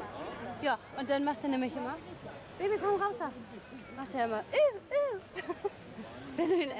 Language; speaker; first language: German; native; German